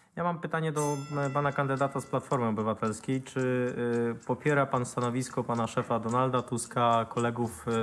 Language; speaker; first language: Polish; native; Polish